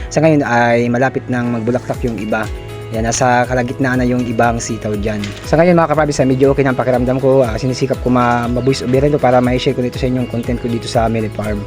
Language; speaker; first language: Filipino; non-native, local second language; Bikol